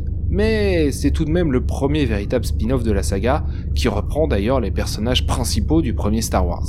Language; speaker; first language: French; native; French